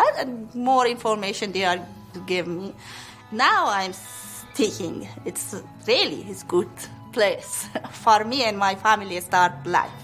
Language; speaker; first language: English; non-native, learner; Pashto